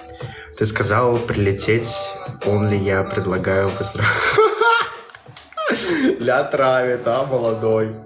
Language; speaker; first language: Russian; native; Russian